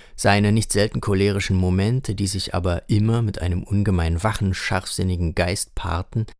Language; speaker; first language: German; native; German